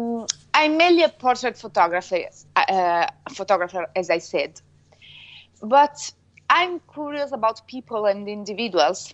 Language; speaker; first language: English; non-native, fluent; Italian